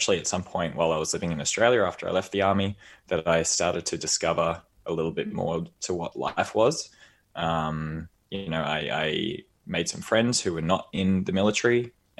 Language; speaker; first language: English; native; English